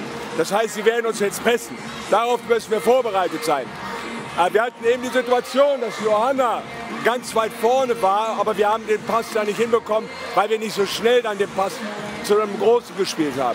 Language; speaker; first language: German; native; German